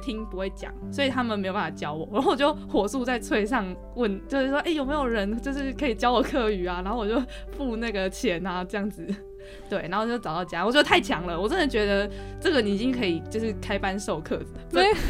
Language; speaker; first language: Chinese; non-native, local second language; Min Nan Chinese